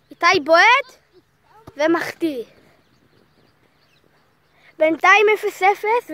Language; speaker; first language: Hebrew; native; Hebrew